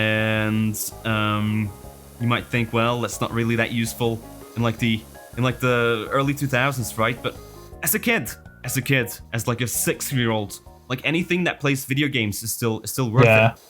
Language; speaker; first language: English; non-native, fluent; Norwegian